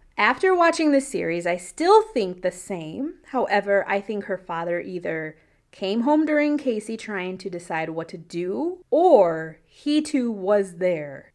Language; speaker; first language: English; early bilingual, other home language; Spanish